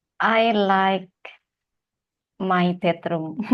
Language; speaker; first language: English; non-native, learner; Indonesian